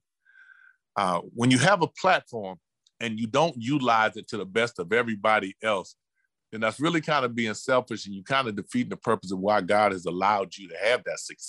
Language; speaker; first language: English; native; English